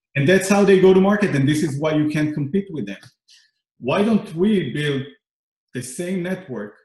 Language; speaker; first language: English; non-native, fluent; Hebrew